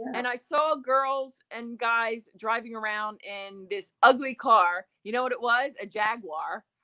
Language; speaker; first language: English; native; English